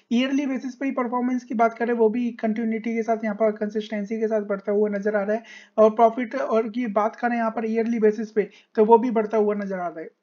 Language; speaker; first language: Hindi; native; Hindi